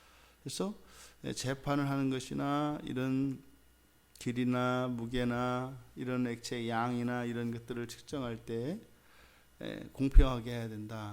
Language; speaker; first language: Korean; native; Korean